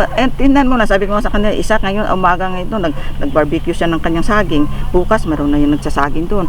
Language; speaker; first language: Filipino; non-native, local second language; Hiligaynon